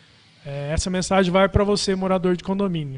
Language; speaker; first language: Portuguese; native; Portuguese